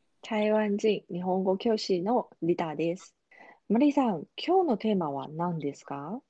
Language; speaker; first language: Japanese; non-native, fluent; Chinese